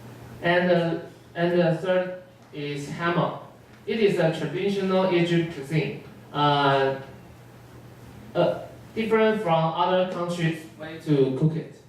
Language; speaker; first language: English; non-native, learner; Chinese